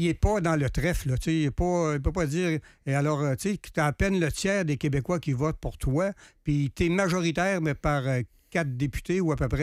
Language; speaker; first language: French; native; French